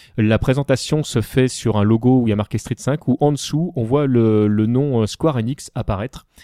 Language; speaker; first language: French; native; French